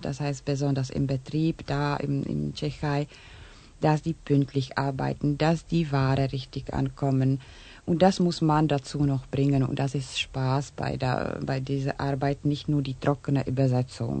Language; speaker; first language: German; non-native, learner; Czech